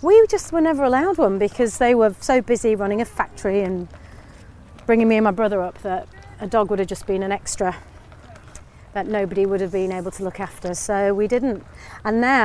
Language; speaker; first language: English; native; English